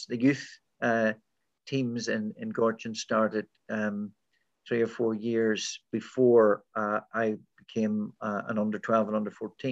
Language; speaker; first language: English; native; English